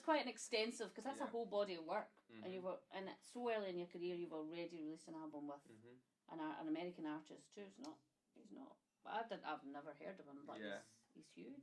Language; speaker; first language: English; native; English